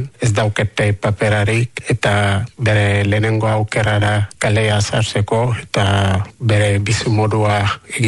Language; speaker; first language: Basque; non-native, learner; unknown